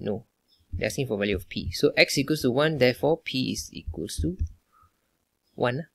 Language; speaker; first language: English; non-native, local second language; Malay